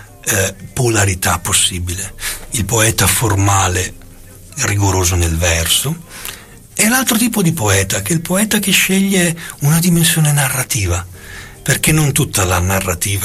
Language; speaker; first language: Italian; native; Italian